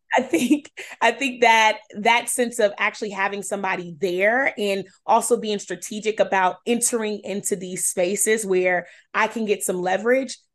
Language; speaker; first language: English; native; English